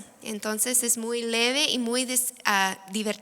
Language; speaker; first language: Spanish; non-native, fluent; English